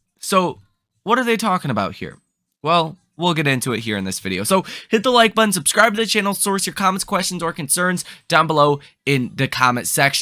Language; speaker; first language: English; native; English